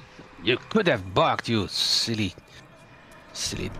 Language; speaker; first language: English; non-native, fluent; French